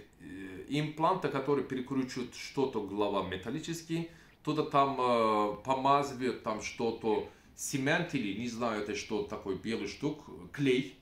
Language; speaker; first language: Russian; non-native, learner; Turkish